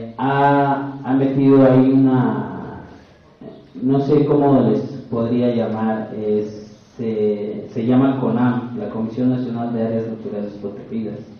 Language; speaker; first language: Spanish; non-native, local second language; Tzeltal